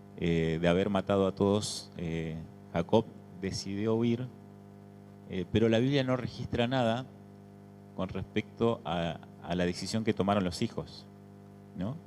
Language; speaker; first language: Spanish; native; Spanish